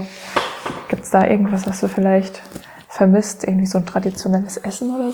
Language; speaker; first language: German; native; German